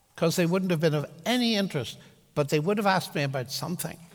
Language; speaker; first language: English; native; English